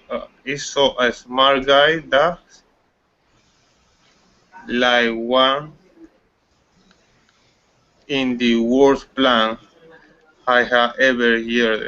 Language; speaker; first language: English; non-native, learner; Spanish